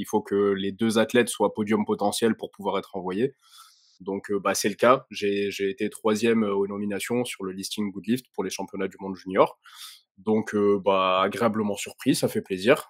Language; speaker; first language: French; native; French